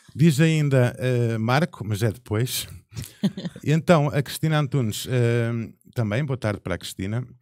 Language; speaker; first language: Portuguese; native; Portuguese